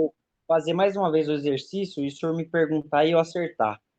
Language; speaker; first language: Portuguese; native; Portuguese